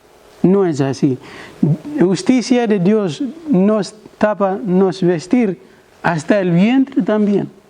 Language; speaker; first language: Spanish; non-native, learner; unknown